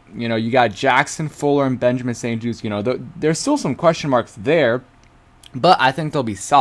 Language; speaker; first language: English; native; English